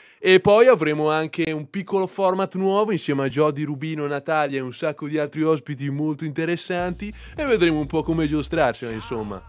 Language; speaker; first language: Italian; native; Italian